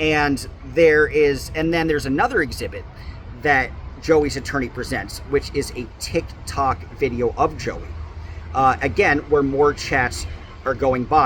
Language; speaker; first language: English; native; English